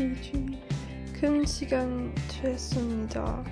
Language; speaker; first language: Korean; non-native, learner; German